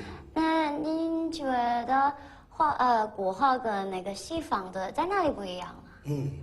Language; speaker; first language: Chinese; non-native, fluent; English